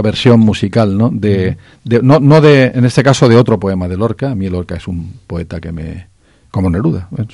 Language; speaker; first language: Spanish; native; Spanish